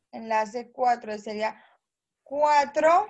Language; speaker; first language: Spanish; native; Spanish